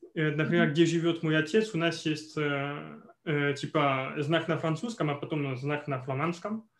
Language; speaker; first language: Russian; non-native, fluent; French